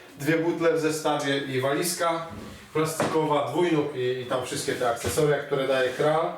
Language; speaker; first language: Polish; native; Polish